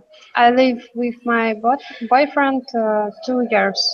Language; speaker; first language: English; non-native, learner; Russian